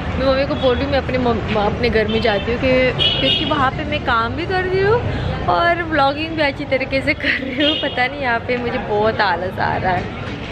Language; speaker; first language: Hindi; non-native, local second language; Marathi